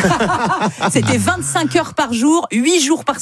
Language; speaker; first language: French; native; French